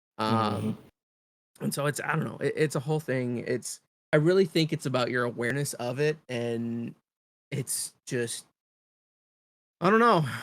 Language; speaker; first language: English; native; English